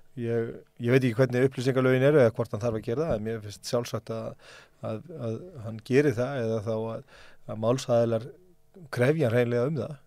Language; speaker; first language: Icelandic; native; Icelandic